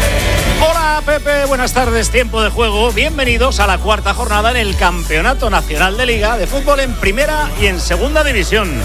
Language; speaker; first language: Spanish; native; Spanish